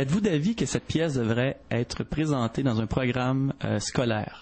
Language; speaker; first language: French; native; French